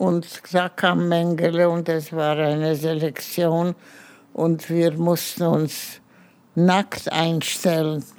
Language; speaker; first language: German; non-native, fluent; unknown